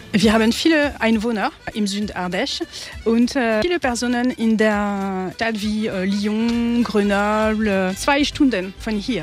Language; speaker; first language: German; non-native, learner; French